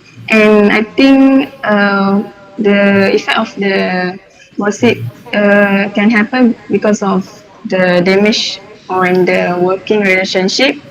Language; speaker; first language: English; non-native, learner; Malay